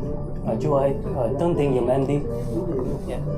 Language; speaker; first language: Vietnamese; non-native, learner; English